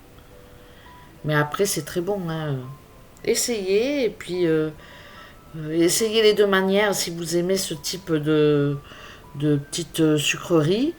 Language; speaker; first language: French; native; French